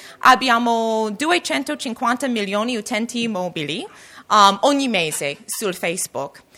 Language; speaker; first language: Italian; non-native, learner; English